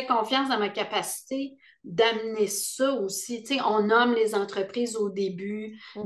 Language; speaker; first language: French; native; French